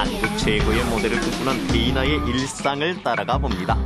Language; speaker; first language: Korean; native; Korean